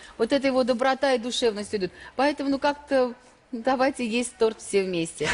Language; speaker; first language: Russian; native; Russian